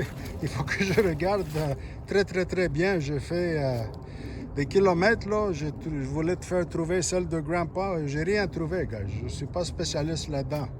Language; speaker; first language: French; non-native, local second language; English